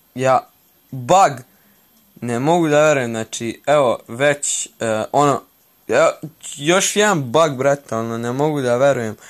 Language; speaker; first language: Serbian; native; Serbian